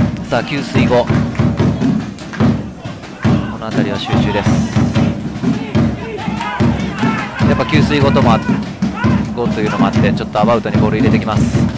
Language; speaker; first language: Japanese; native; Japanese